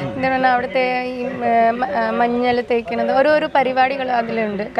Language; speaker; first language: Malayalam; non-native, fluent; Bangla